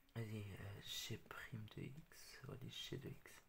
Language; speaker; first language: French; non-native, local second language; Arabic